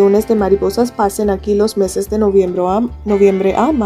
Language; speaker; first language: Spanish; non-native, fluent; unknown